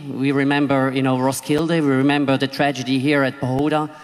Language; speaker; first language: English; non-native, fluent; Swiss German